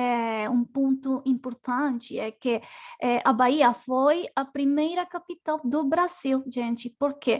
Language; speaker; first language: Portuguese; non-native, learner; Spanish